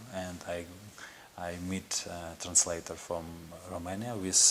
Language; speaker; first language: English; non-native, learner; Ukrainian